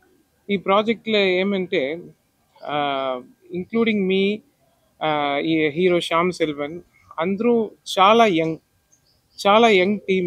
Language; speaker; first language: Telugu; non-native, local second language; Tamil